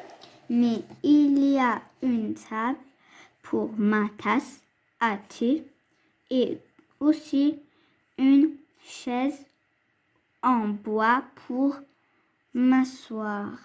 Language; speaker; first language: French; non-native, fluent; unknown